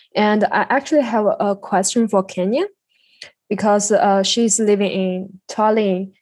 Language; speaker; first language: English; non-native, learner; Chinese